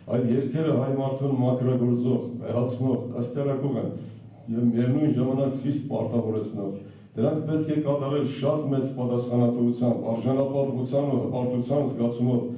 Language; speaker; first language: Armenian; native; Armenian